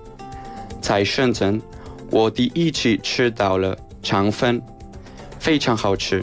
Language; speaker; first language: Chinese; non-native, fluent; Spanish